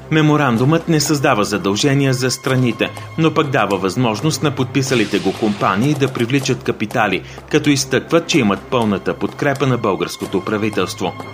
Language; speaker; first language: Bulgarian; native; Bulgarian